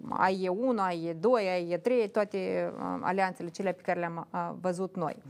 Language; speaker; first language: Romanian; native; Romanian